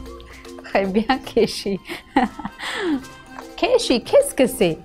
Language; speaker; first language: French; non-native, fluent; Sinhala